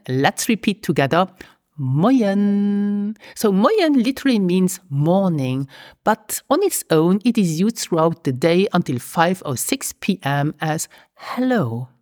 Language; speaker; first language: English; non-native, fluent; Luxembourgish